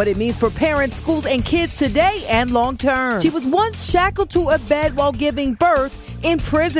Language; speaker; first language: English; native; English